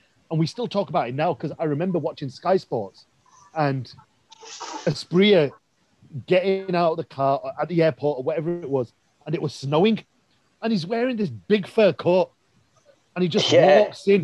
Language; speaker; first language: English; native; English